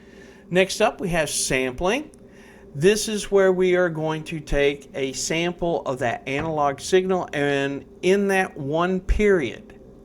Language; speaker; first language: English; native; English